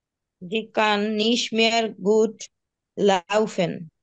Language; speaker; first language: German; non-native, learner; Bangla